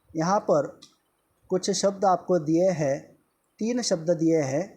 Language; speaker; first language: Hindi; non-native, local second language; Marathi